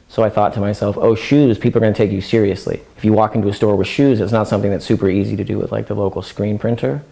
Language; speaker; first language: English; native; English